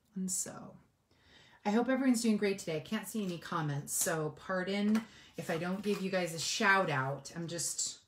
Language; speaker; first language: English; native; English